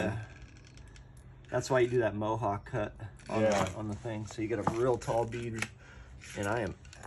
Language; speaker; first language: English; native; English